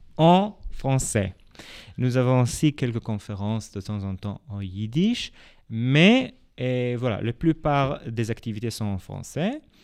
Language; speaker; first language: French; non-native, fluent; Hebrew